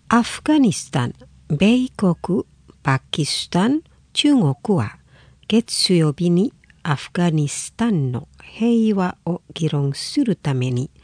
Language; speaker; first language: Japanese; non-native, fluent; Indonesian